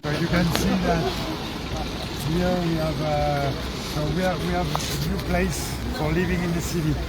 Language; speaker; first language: English; non-native, fluent; French